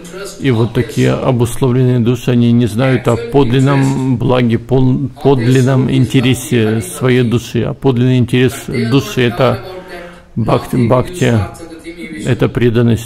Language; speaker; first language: Russian; native; Russian